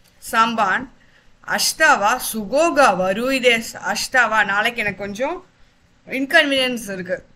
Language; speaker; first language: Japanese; non-native, fluent; Tamil